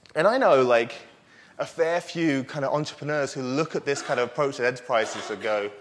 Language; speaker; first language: English; native; English